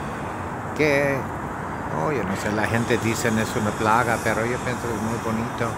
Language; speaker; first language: Spanish; non-native, learner; English